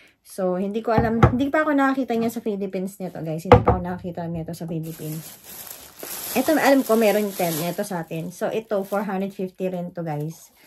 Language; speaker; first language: Filipino; native; Filipino